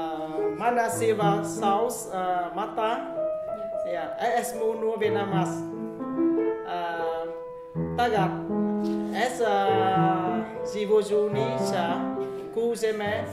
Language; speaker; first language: Latvian; non-native, learner; Vietnamese